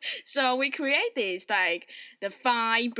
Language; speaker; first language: English; non-native, fluent; Chinese